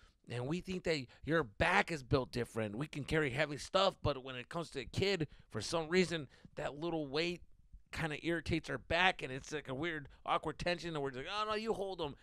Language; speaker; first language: English; early bilingual, other home language; Spanish